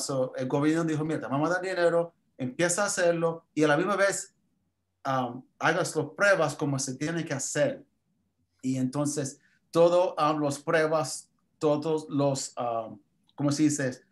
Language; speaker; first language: Spanish; early bilingual, heritage; English